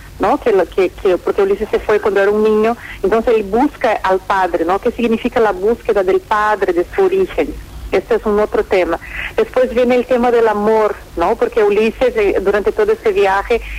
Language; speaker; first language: Spanish; non-native, fluent; Portuguese